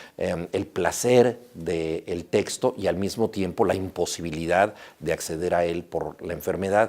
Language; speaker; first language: Spanish; native; Spanish